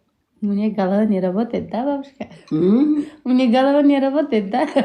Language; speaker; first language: Russian; non-native, learner; Uzbek